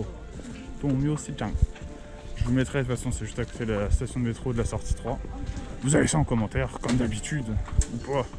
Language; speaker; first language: French; native; French